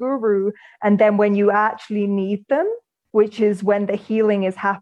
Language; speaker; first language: English; native; English